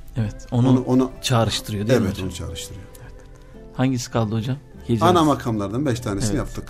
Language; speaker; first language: Turkish; native; Turkish